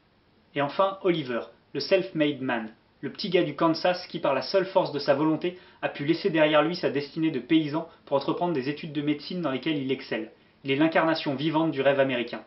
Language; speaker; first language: French; native; French